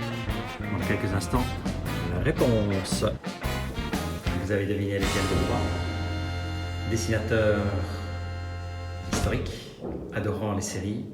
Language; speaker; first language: French; native; French